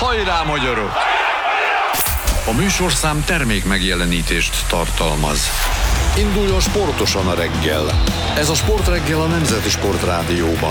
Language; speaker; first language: Hungarian; native; Hungarian